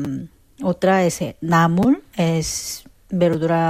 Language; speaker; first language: Spanish; non-native, fluent; Korean